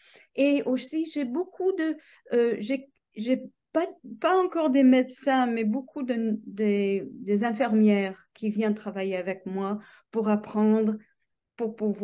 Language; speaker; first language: French; non-native, fluent; English